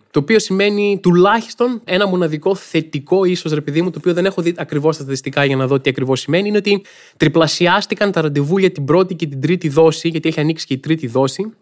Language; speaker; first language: Greek; native; Greek